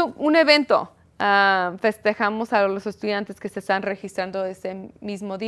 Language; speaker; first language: Spanish; early bilingual, heritage; Spanish